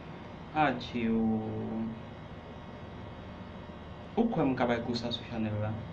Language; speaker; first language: French; non-native, local second language; Haitian Creole